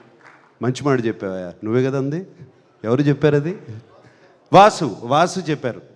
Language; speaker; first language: Telugu; native; Telugu